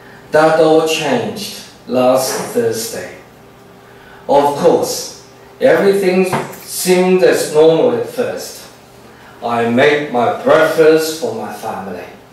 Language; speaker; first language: English; non-native, fluent; Chinese